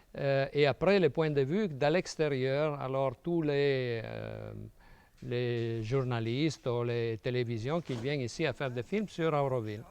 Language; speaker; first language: French; non-native, fluent; Italian